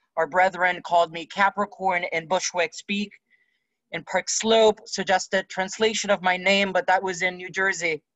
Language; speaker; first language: English; non-native, local second language; Spanish